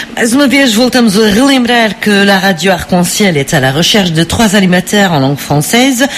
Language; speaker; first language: French; non-native, fluent; Portuguese